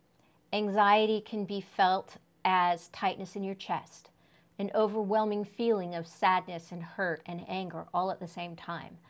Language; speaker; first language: English; native; English